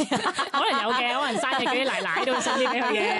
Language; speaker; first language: Cantonese; native; Cantonese